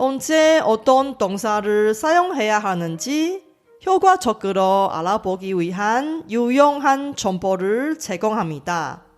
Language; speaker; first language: Korean; non-native, fluent; Chinese